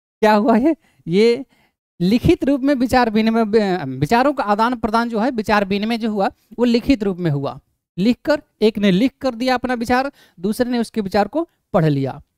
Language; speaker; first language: Hindi; native; Hindi